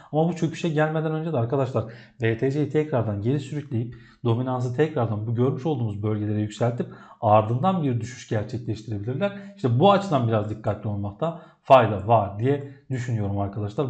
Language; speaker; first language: Turkish; native; Turkish